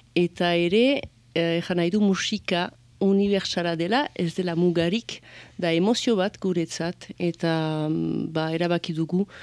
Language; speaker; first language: Basque; early bilingual, heritage; Basque